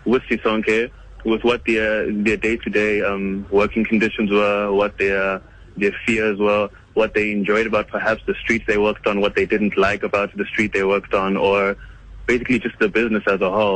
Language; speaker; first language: English; non-native, local second language; Kinyarwanda